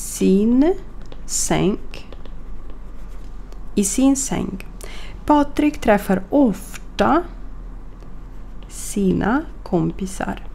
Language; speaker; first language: Swedish; non-native, fluent; Ukrainian